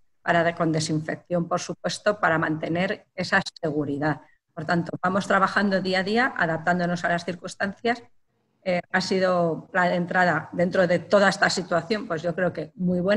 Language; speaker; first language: Spanish; native; Spanish